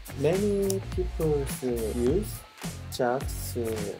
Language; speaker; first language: English; non-native, learner; Korean